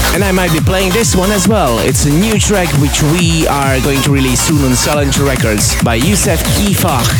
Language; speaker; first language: English; non-native, fluent; Slovak